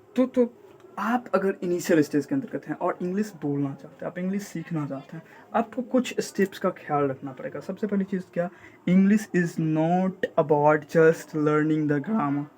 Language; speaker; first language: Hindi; native; Hindi